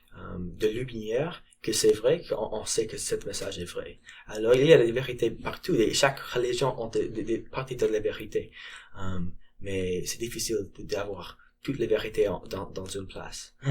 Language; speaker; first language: French; non-native, learner; English